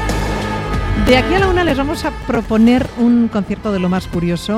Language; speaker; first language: Spanish; native; Spanish